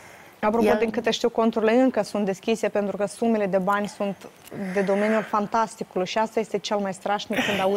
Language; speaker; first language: Romanian; native; Romanian